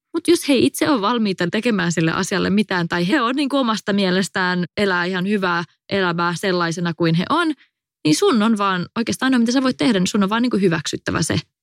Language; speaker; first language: Finnish; native; Finnish